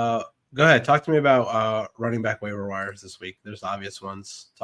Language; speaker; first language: English; native; English